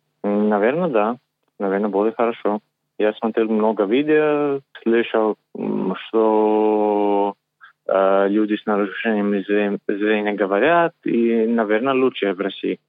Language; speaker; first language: Russian; non-native, learner; Greek